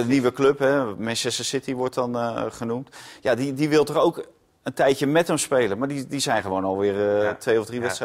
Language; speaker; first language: Dutch; native; Dutch